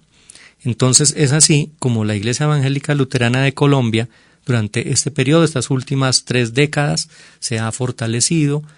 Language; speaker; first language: Spanish; native; Spanish